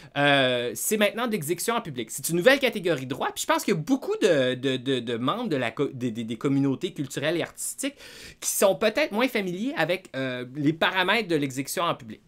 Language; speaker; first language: French; native; French